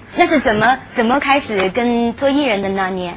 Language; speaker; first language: Chinese; native; Chinese